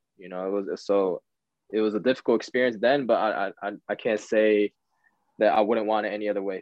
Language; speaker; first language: English; early bilingual, other home language; Japanese